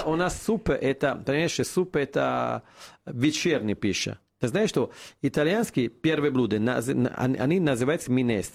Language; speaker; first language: Russian; non-native, fluent; Italian